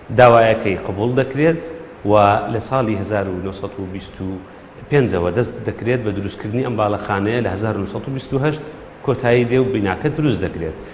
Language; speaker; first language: Central Kurdish; native; Central Kurdish